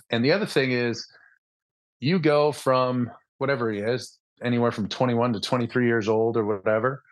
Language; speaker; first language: English; early bilingual, other home language; Spanish